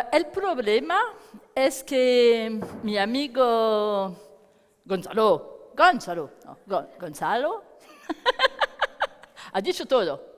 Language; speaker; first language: Spanish; non-native, learner; French